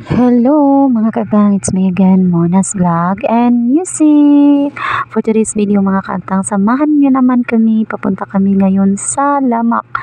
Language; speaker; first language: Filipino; non-native, local second language; Cebuano